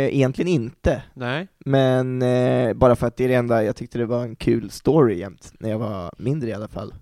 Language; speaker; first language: Swedish; native; Swedish